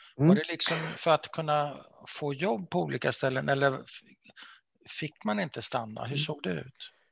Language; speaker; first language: Swedish; native; Swedish